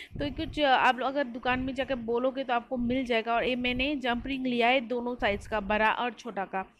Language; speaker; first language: Hindi; non-native, local second language; Bangla